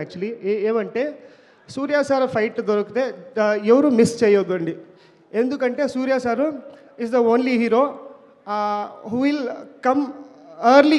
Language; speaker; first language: Telugu; non-native, local second language; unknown